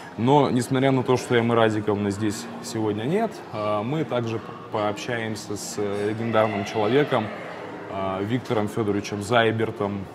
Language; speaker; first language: Russian; native; Russian